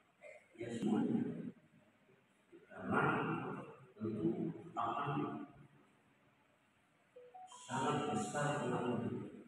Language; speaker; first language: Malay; non-native, local second language; Javanese